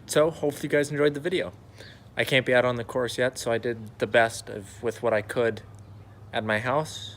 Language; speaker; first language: English; native; English